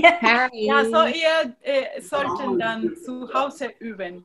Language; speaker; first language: German; non-native, fluent; Spanish